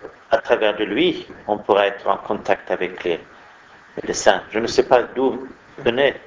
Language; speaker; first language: French; non-native, fluent; Swedish